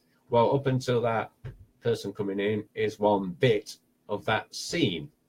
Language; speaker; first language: English; native; English